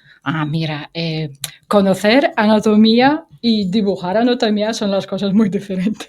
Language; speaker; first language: Spanish; non-native, fluent; Russian